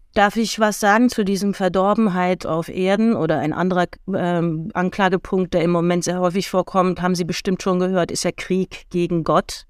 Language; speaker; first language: German; early bilingual, heritage; German